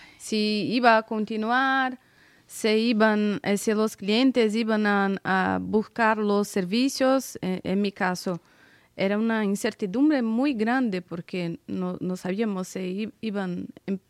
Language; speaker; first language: Spanish; non-native, fluent; Portuguese